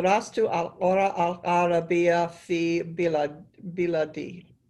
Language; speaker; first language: Arabic; non-native, learner; English